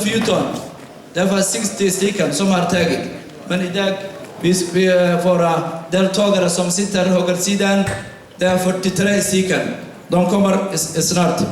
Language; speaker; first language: Swedish; non-native, fluent; Somali